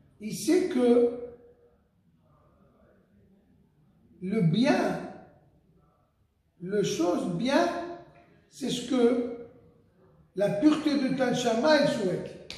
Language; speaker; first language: French; native; French